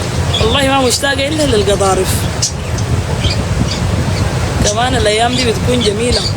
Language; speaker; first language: Arabic; native; Arabic